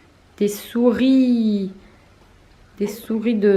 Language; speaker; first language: French; native; French